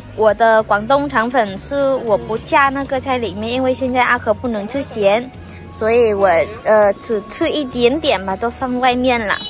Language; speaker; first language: Chinese; non-native, fluent; Vietnamese